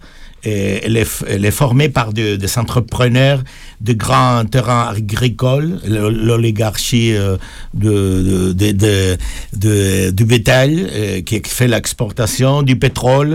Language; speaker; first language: French; non-native, fluent; Spanish